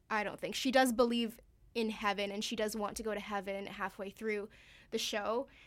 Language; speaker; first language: English; early bilingual, other home language; Filipino